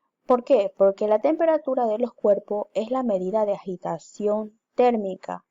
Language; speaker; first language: Spanish; native; Spanish